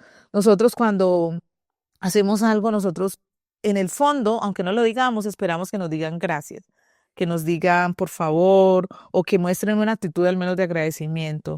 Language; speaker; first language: Spanish; native; Spanish